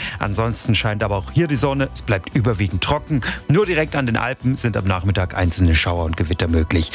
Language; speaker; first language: German; native; German